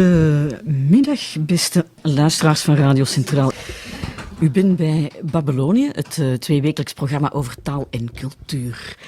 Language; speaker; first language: Dutch; native; Dutch